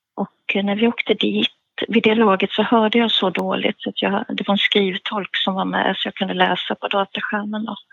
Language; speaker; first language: Swedish; native; Swedish